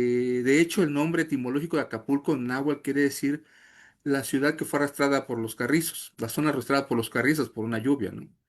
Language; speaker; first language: Spanish; native; Spanish